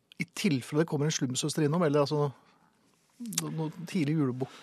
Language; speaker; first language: Norwegian; native; Norwegian